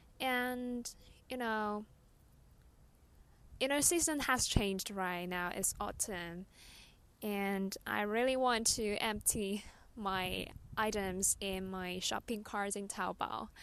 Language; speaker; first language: English; non-native, fluent; Chinese